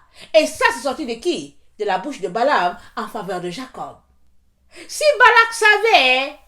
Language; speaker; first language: French; native; French